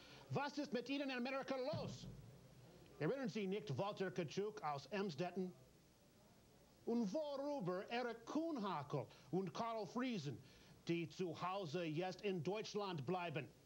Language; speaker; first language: German; non-native, learner; English